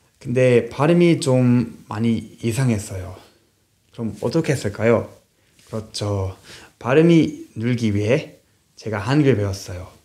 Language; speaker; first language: Korean; non-native, fluent; English